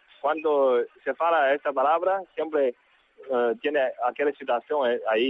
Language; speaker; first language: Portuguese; non-native, learner; Chinese